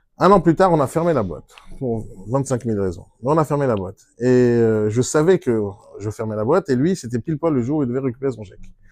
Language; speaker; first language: French; non-native, fluent; Hebrew